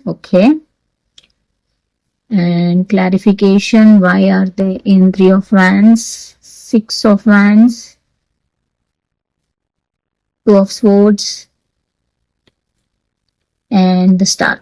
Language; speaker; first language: English; non-native, local second language; Telugu